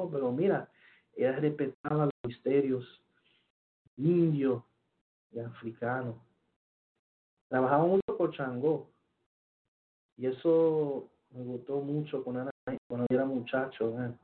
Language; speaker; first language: Spanish; early bilingual, heritage; Spanish